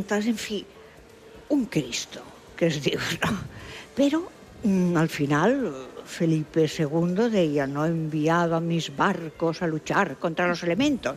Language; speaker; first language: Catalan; non-native, local second language; Spanish